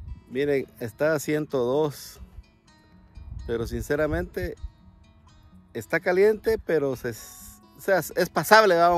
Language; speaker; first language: Spanish; native; Spanish